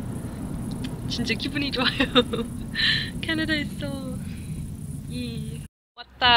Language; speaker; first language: Korean; non-native, learner; English